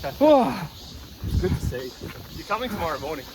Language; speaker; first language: English; native; English